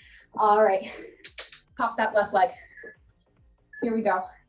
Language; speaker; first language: English; native; English